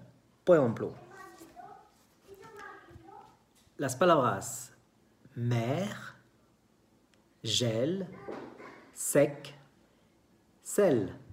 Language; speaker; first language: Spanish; non-native, fluent; French